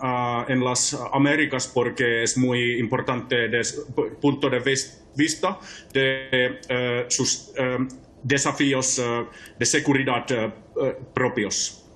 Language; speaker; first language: Spanish; non-native, fluent; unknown